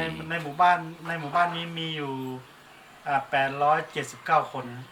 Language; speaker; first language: Thai; non-native, local second language; Hmong